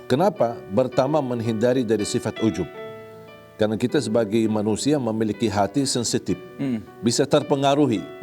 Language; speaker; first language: Indonesian; non-native, fluent; Arabic